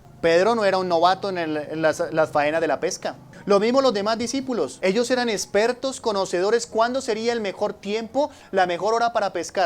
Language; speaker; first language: Spanish; native; Spanish